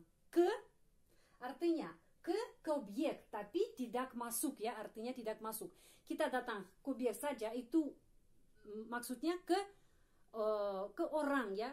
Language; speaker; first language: Indonesian; non-native, fluent; Russian